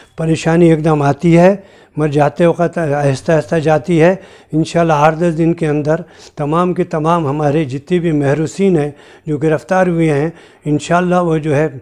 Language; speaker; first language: Hindi; non-native, local second language; Urdu